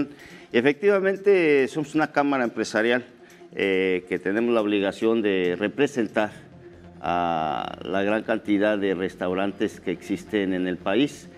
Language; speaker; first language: Spanish; native; Spanish